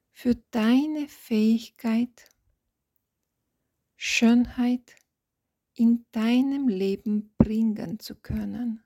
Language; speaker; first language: German; non-native, fluent; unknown